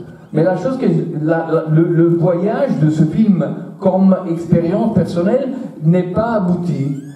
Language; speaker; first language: French; non-native, fluent; Italian